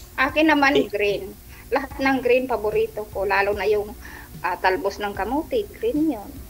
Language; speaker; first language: Filipino; non-native, local second language; Cebuano